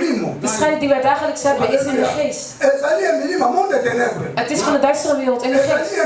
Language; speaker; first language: Dutch; non-native, fluent; Lingala